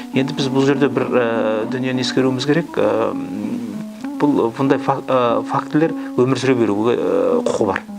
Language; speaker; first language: Kazakh; native; Kazakh